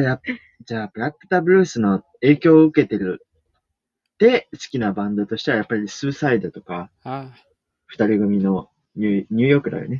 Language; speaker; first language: Japanese; native; Japanese